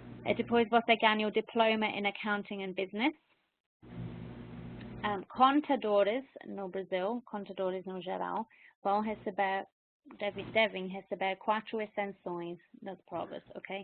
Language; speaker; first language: Portuguese; non-native, fluent; English